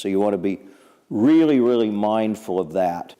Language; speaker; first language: English; native; English